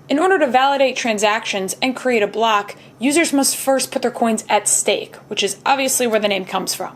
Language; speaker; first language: English; native; English